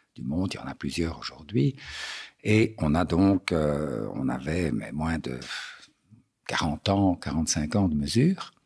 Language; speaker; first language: French; native; French